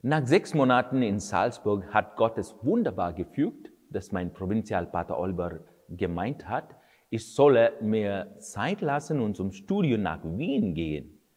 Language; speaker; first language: German; non-native, fluent; Kannada